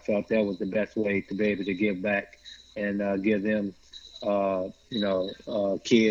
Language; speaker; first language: English; native; English